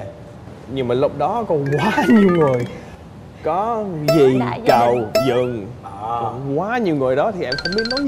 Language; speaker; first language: Vietnamese; non-native, fluent; English